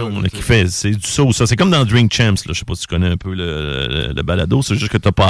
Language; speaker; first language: French; native; French